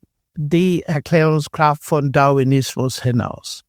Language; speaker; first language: German; non-native, fluent; English